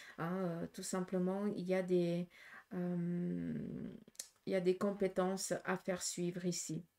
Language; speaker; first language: French; native; French